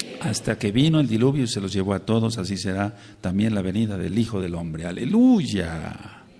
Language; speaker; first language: Spanish; native; Spanish